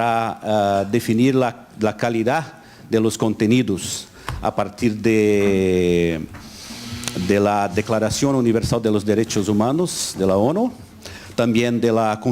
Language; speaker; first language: Spanish; non-native, learner; Portuguese